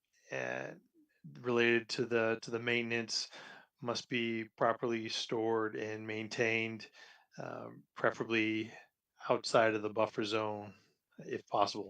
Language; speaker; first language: English; native; English